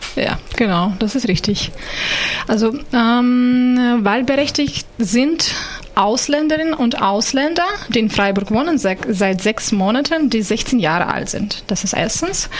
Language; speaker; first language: German; non-native, fluent; Ukrainian